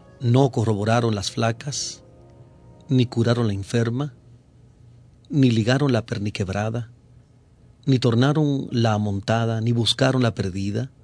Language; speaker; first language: Spanish; native; Spanish